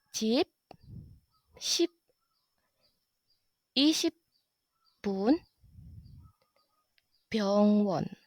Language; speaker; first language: Korean; non-native, fluent; Indonesian